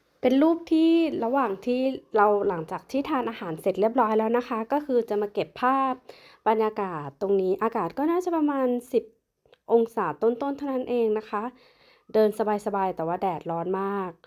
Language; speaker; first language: Thai; native; Thai